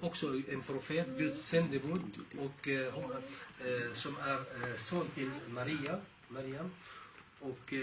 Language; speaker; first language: Swedish; early bilingual, other home language; Arabic